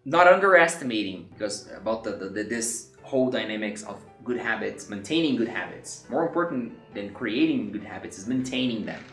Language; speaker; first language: English; non-native, fluent; Portuguese